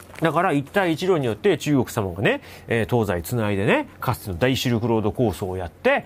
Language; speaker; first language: Japanese; native; Japanese